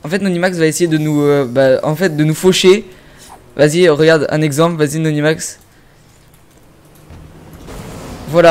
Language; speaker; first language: French; native; French